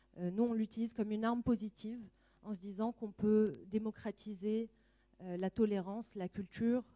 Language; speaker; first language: French; non-native, local second language; Arabic